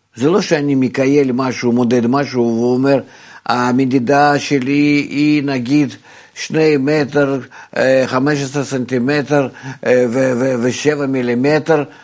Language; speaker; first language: Hebrew; non-native, fluent; Russian